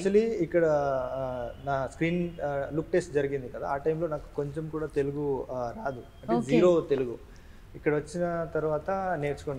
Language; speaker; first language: Telugu; non-native, learner; Kannada